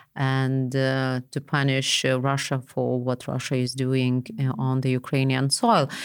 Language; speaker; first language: English; non-native, fluent; Lithuanian